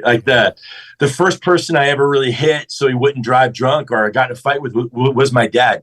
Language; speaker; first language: English; native; English